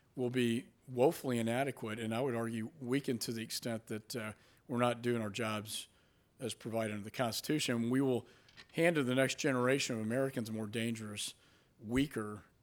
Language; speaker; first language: English; native; English